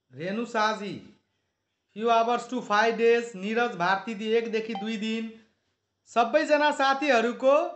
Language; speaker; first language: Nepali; non-native, local second language; Maithili